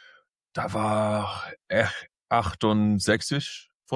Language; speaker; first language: German; early bilingual, heritage; English